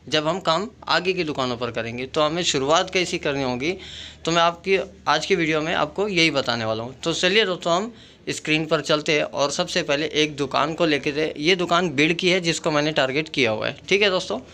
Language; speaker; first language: Hindi; non-native, local second language; Urdu